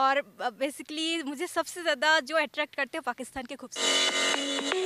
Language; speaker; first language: Hindi; non-native, fluent; Bangla